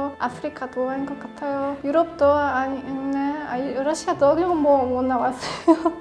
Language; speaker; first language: Korean; non-native, learner; Polish